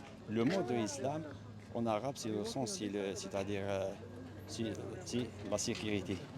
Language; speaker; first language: French; non-native, learner; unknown